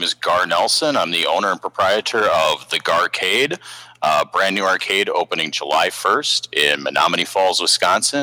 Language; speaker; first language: English; native; English